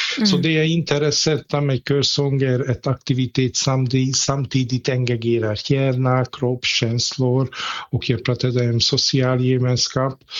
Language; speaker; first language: Swedish; non-native, fluent; Hungarian